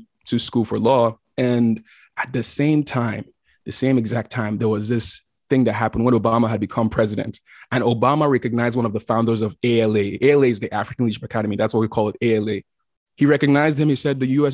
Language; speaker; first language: English; non-native, local second language; Igbo